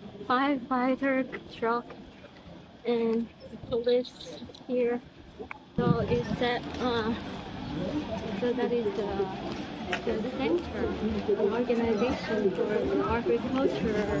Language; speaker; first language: English; non-native, fluent; Vietnamese